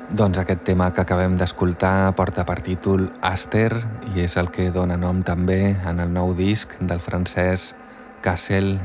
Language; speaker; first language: Catalan; native; Catalan